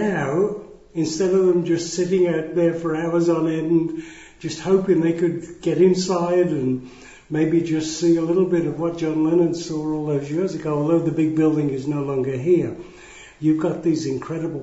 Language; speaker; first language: English; native; English